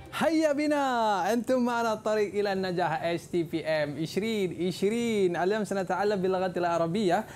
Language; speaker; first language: Arabic; non-native, fluent; Malay